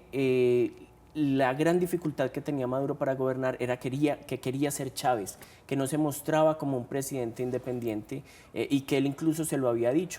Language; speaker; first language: Spanish; native; Spanish